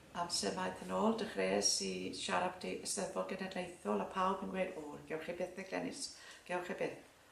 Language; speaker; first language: Welsh; native; Welsh